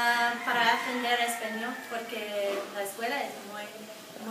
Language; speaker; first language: Spanish; non-native, learner; English